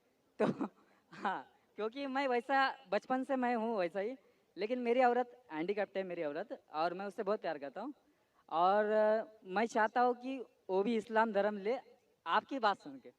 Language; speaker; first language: Hindi; non-native, local second language; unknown